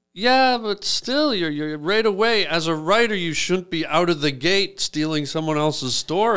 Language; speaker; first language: English; native; English